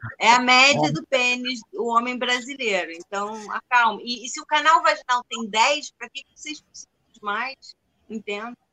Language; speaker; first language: Portuguese; non-native, fluent; Spanish